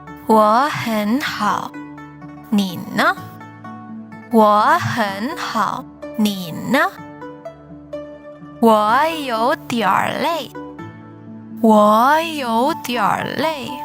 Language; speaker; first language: Chinese; non-native, fluent; Indonesian